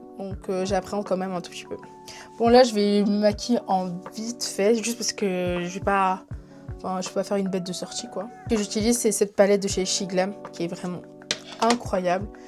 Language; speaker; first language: French; early bilingual, other home language; Spanish